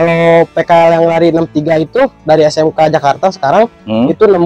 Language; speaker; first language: Indonesian; native; Indonesian